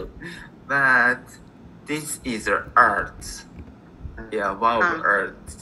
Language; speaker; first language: English; non-native, learner; Japanese